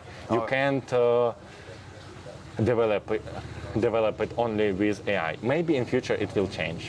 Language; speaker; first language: English; non-native, fluent; Russian